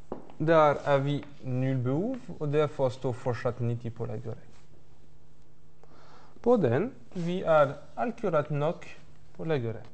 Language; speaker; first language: Norwegian; non-native, fluent; French